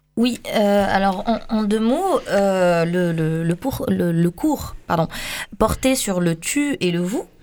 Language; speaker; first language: French; non-native, local second language; Arabic